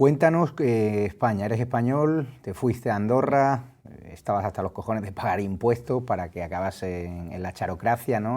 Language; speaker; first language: Spanish; native; Spanish